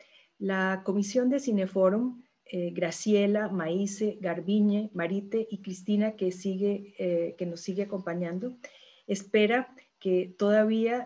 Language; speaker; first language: Spanish; native; Spanish